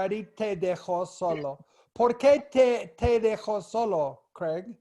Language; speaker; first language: Spanish; non-native, fluent; English